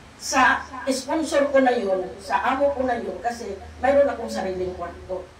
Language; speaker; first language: Filipino; non-native, local second language; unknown